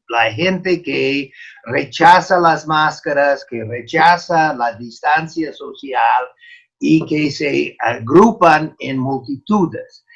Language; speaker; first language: Spanish; non-native, fluent; English